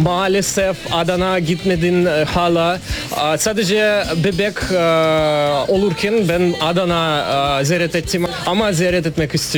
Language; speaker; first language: Turkish; non-native, learner; Russian